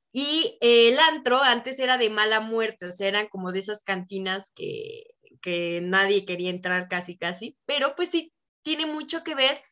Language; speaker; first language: Spanish; native; Spanish